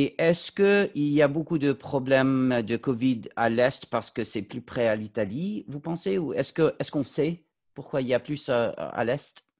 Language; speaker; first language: French; non-native, fluent; English